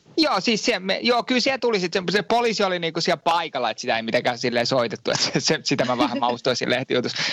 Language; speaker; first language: Finnish; native; Finnish